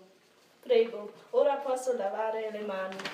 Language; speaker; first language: Italian; non-native, learner; German